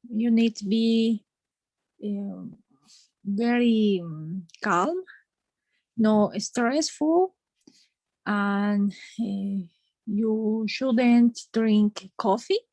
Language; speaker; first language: English; non-native, learner; Spanish